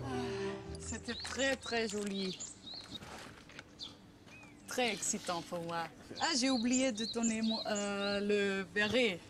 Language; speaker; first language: French; non-native, learner; German